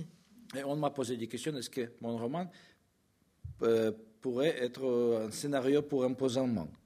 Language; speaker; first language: French; non-native, fluent; Russian